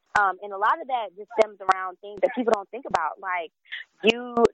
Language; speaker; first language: English; native; English